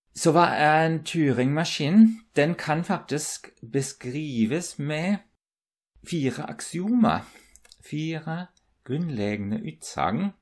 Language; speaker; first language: Norwegian; non-native, fluent; German